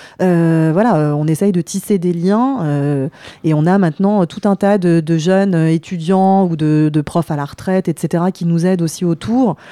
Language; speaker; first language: French; native; French